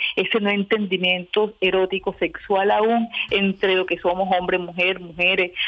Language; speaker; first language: Spanish; native; Spanish